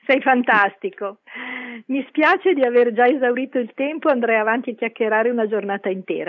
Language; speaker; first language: Italian; native; Italian